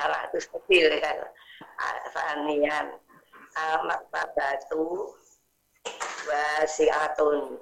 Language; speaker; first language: Arabic; non-native, learner; Indonesian